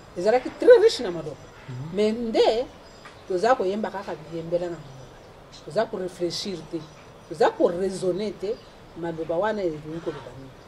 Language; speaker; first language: Lingala; non-native, local second language; Luba-Lulua